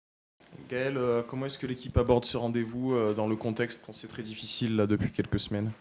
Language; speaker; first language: French; native; French